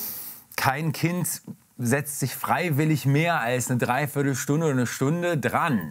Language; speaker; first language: German; native; German